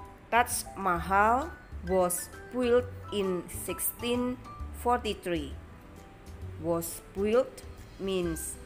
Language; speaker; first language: English; non-native, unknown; Indonesian